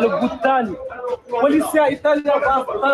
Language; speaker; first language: Italian; non-native, learner; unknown